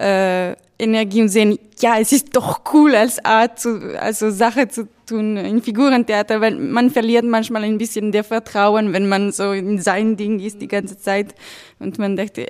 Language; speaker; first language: German; non-native, fluent; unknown